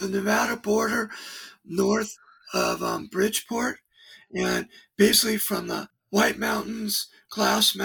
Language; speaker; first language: English; native; English